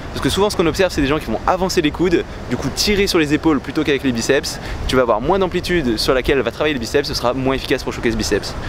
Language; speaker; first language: French; native; French